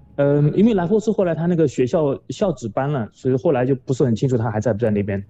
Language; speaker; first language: Chinese; native; Chinese